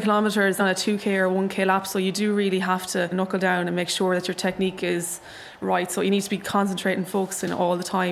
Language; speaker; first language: English; native; English